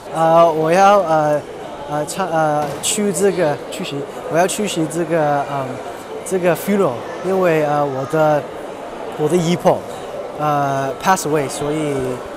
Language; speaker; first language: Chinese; non-native, learner; Cantonese